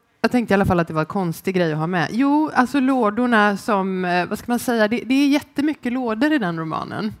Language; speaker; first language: Swedish; native; Swedish